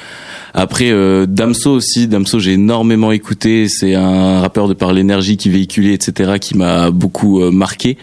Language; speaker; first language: French; native; French